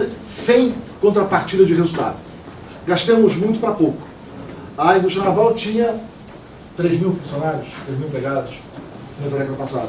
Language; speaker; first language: Portuguese; native; Portuguese